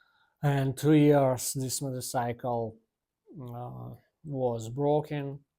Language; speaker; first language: English; non-native, learner; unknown